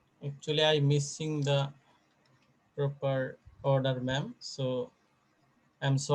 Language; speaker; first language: English; non-native, fluent; Bangla